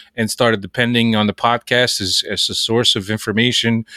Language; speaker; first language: English; early bilingual, other home language; Portuguese